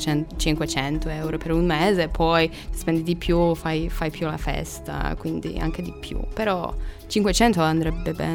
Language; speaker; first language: Italian; non-native, fluent; Polish